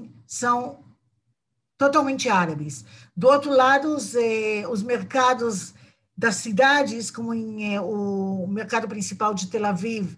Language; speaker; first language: Portuguese; non-native, fluent; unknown